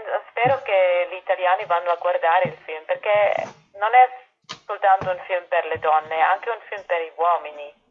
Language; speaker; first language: Italian; non-native, fluent; German